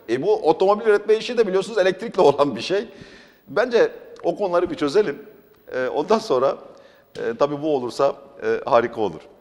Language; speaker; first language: Turkish; non-native, local second language; Arabic